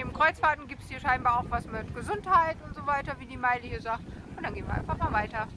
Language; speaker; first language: German; native; German